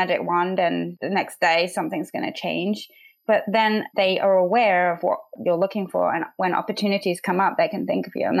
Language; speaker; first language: English; native; English